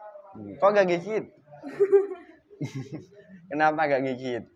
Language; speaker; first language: Indonesian; native; Indonesian